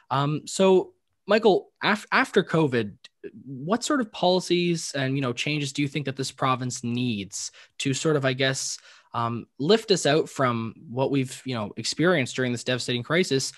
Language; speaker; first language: English; native; English